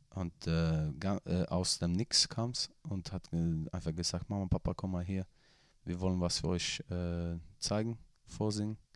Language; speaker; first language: German; non-native, fluent; Swedish